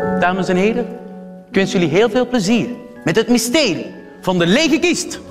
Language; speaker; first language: Dutch; native; Dutch